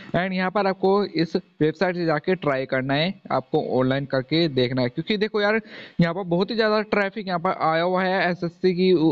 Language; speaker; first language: Hindi; native; Hindi